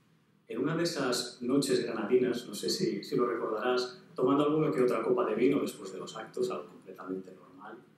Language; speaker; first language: Spanish; native; Spanish